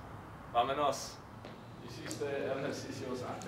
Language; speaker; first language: Spanish; non-native, learner; English